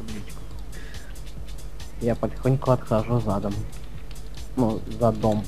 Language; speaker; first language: Russian; native; Russian